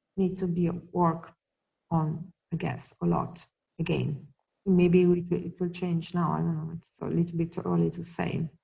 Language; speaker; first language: English; non-native, fluent; Italian